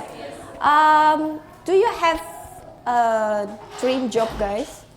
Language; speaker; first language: English; non-native, learner; Indonesian